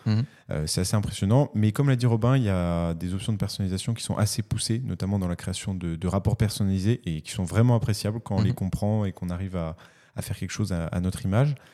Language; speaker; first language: French; native; French